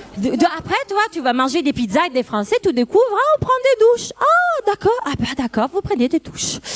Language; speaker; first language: French; non-native, fluent; Italian